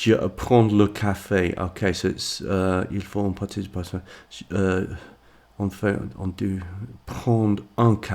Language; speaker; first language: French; non-native, learner; English